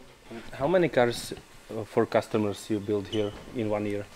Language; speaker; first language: English; non-native, learner; Czech